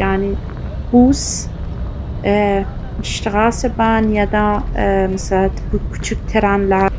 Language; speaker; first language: Turkish; non-native, fluent; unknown